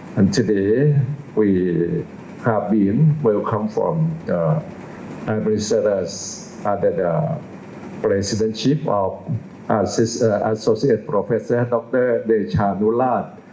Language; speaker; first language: English; non-native, fluent; Thai